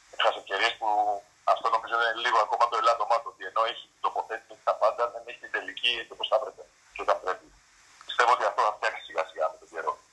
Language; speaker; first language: Greek; native; Greek